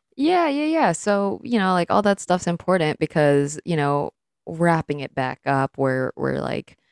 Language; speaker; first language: English; early bilingual, other home language; Filipino